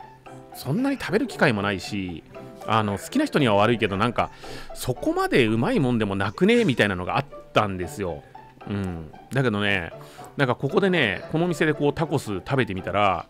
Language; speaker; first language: Japanese; native; Japanese